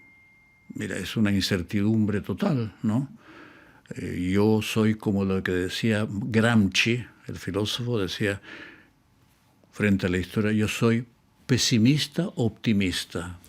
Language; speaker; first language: Spanish; native; Spanish